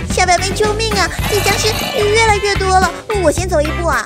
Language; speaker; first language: Chinese; native; Chinese